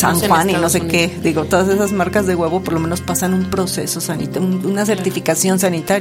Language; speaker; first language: Spanish; native; Spanish